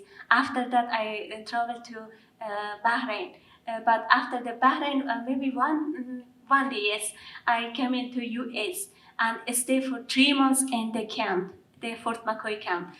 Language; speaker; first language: English; non-native, learner; Persian